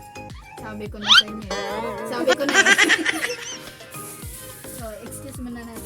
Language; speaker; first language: Filipino; native; Filipino